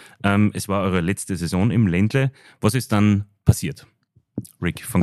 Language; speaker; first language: German; native; German